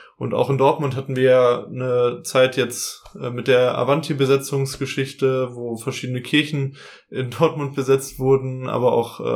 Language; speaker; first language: German; native; German